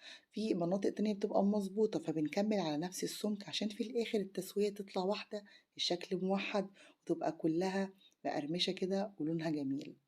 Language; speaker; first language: Arabic; native; Arabic